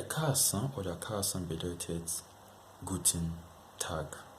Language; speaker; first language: German; non-native, fluent; Yoruba